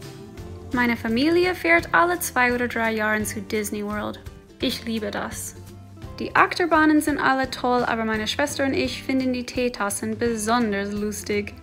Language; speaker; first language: German; non-native, fluent; English